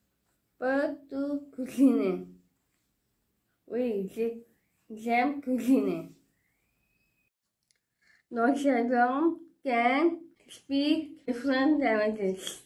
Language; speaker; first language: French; non-native, learner; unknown